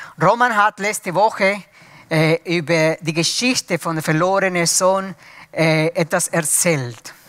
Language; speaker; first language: German; non-native, fluent; Spanish